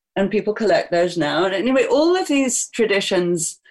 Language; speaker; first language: English; native; English